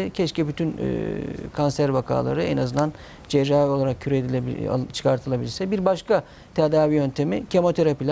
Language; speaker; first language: Turkish; native; Turkish